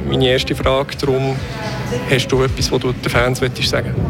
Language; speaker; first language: German; native; German